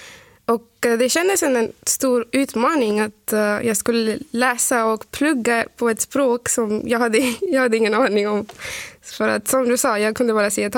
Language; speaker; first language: Swedish; non-native, fluent; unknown